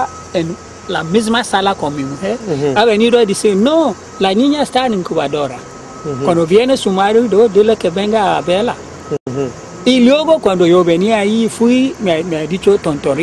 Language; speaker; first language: Spanish; non-native, learner; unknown